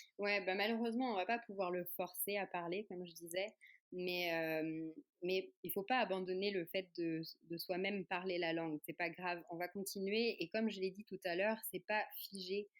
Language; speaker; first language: French; native; French